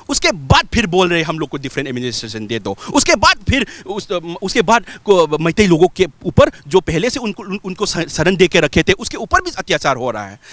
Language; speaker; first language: Hindi; non-native, local second language; Manipuri